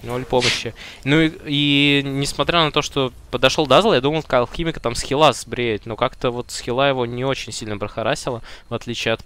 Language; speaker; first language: Russian; native; Russian